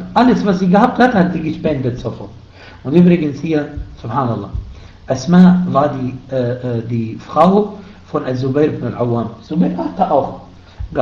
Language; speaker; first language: German; non-native, fluent; Arabic